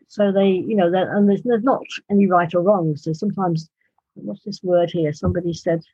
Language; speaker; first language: English; native; English